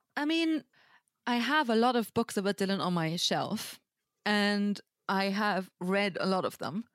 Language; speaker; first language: English; non-native, fluent; German